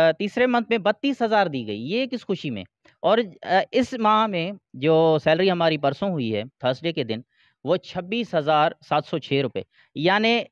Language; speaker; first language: Urdu; non-native, local second language; Sindhi